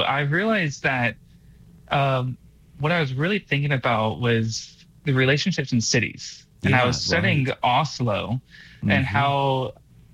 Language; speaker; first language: English; native; English